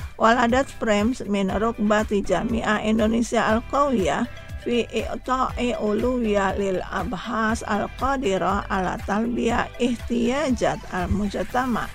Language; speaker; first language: Arabic; non-native, fluent; Indonesian